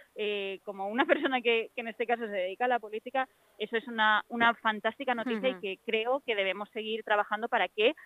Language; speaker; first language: Spanish; native; Spanish